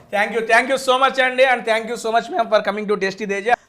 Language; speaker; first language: Telugu; native; Telugu